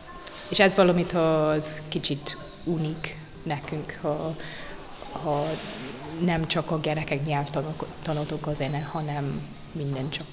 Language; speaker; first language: Hungarian; non-native, learner; English